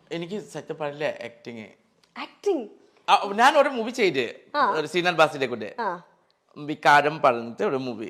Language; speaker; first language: Malayalam; non-native, fluent; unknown